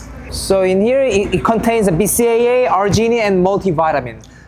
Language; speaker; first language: English; non-native, fluent; Korean